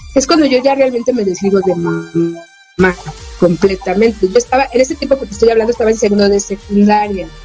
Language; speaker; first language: Spanish; native; Spanish